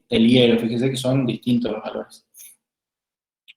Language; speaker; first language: Spanish; native; Spanish